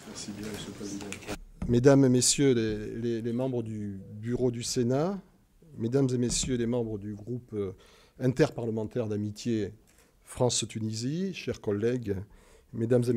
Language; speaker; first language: French; native; French